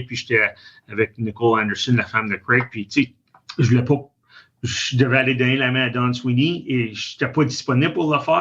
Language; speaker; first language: French; native; French